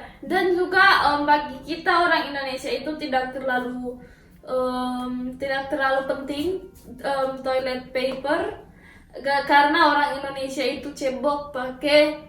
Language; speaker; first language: Indonesian; early bilingual, heritage; Indonesian